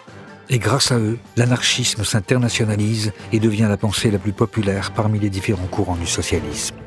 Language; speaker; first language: French; native; French